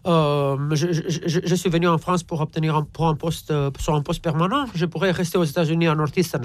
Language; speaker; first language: French; non-native, fluent; Romanian